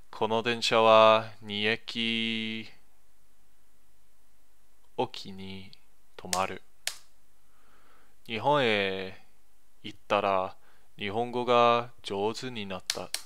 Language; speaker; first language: Japanese; non-native, learner; English